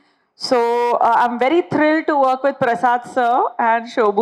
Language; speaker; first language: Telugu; non-native, fluent; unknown